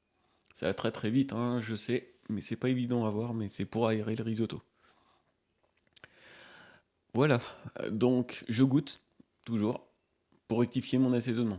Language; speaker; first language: French; native; French